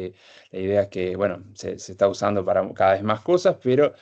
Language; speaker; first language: Spanish; native; Spanish